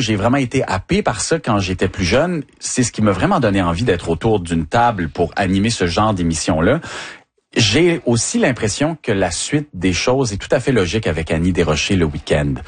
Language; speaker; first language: French; native; French